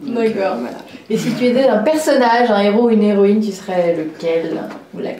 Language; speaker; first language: French; native; French